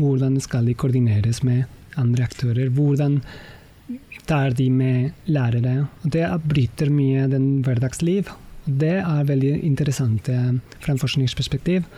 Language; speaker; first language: Norwegian; non-native, fluent; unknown